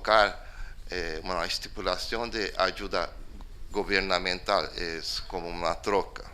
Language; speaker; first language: Spanish; non-native, fluent; Portuguese